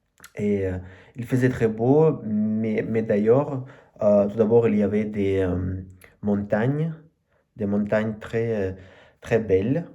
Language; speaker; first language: French; non-native, learner; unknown